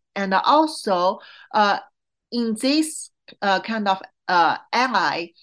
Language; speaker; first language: English; non-native, fluent; Chinese